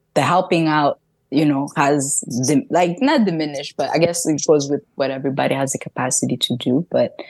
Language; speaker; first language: English; early bilingual, other home language; French